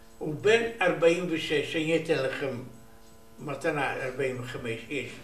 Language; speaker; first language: Hebrew; non-native, learner; Romanian